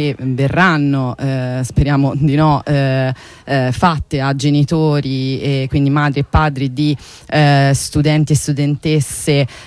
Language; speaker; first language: Italian; native; Italian